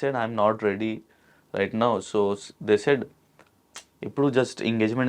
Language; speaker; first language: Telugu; non-native, local second language; Urdu